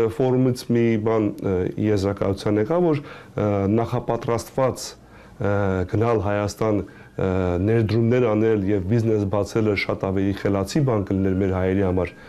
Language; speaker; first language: Armenian; early bilingual, heritage; Armenian